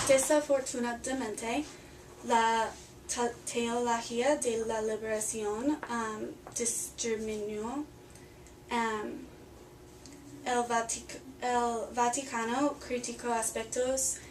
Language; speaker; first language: Spanish; non-native, learner; English